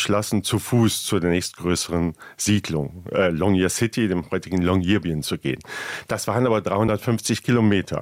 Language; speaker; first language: German; native; German